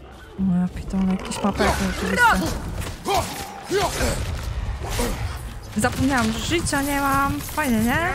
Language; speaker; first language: Polish; native; Polish